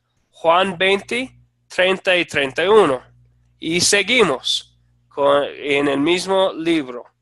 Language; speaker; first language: Spanish; non-native, fluent; English